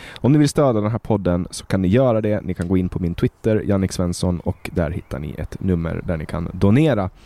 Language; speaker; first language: Swedish; native; Swedish